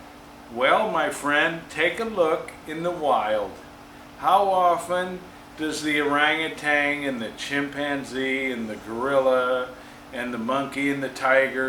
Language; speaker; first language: English; native; English